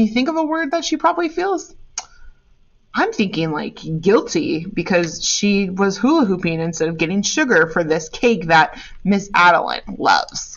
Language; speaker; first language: English; native; English